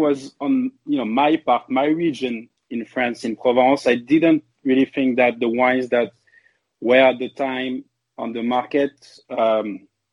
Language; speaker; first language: English; non-native, fluent; French